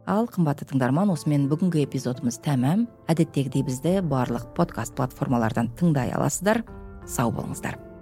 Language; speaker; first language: Kazakh; native; Kazakh